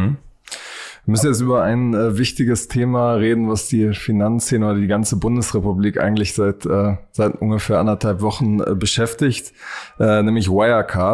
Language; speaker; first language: German; native; German